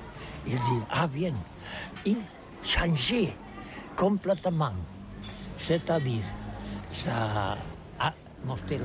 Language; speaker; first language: French; non-native, learner; Catalan